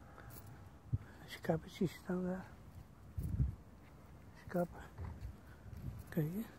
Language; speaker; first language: Dutch; non-native, learner; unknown